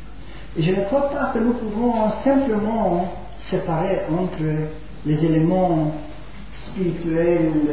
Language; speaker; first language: French; non-native, fluent; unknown